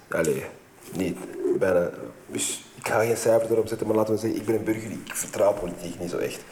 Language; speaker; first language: Dutch; non-native, fluent; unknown